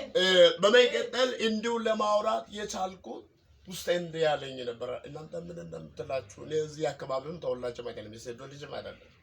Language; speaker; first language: Amharic; non-native, local second language; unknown